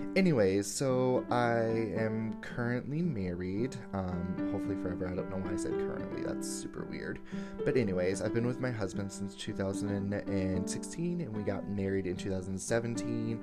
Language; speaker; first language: English; native; English